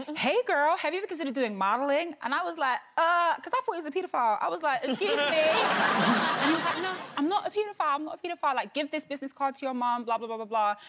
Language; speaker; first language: English; native; English